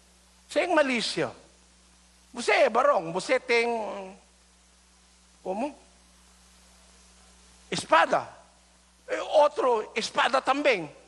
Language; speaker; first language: Portuguese; non-native, learner; Filipino